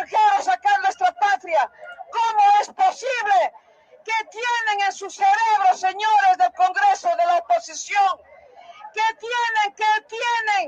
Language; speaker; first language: Spanish; native; Spanish